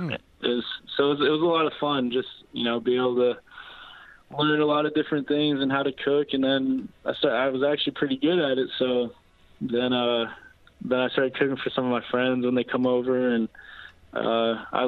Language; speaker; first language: English; native; English